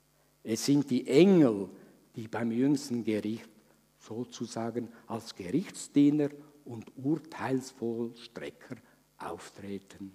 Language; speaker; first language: German; native; German